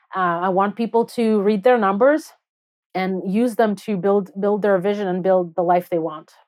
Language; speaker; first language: English; non-native, fluent; Russian